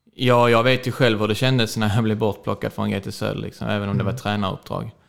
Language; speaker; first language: Swedish; native; Swedish